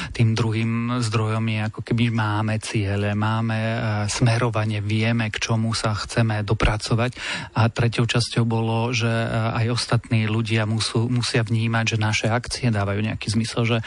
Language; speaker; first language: Slovak; native; Slovak